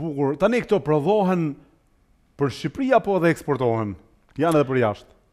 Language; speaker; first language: Albanian; native; Albanian